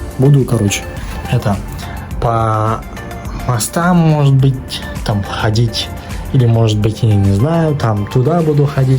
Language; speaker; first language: Russian; non-native, local second language; Kazakh